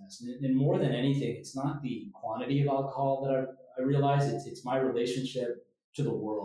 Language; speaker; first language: English; native; English